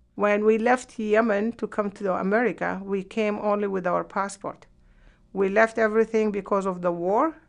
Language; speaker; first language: English; non-native, fluent; Arabic